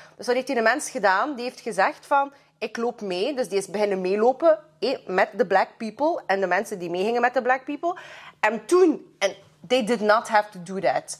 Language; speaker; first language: Dutch; early bilingual, other home language; Russian